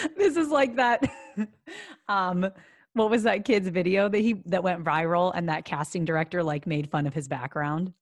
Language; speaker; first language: English; native; English